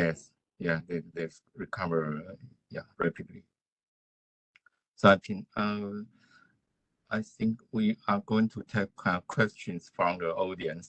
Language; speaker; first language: English; non-native, fluent; Chinese